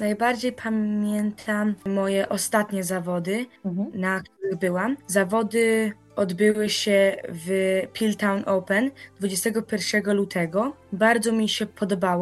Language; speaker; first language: Polish; early bilingual, heritage; Polish